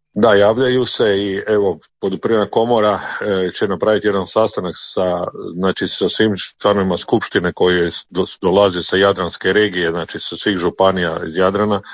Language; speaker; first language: Croatian; native; Croatian